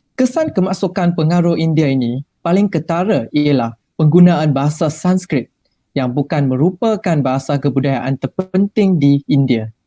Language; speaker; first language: Malay; non-native, local second language; Chinese